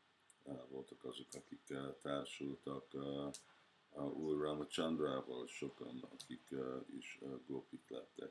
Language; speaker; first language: Hungarian; early bilingual, heritage; Hungarian